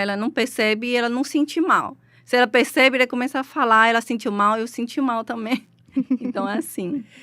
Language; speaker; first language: Portuguese; non-native, learner; Chinese